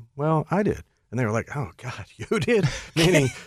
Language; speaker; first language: English; native; English